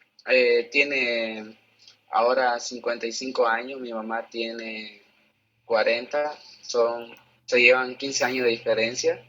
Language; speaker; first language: Spanish; native; Spanish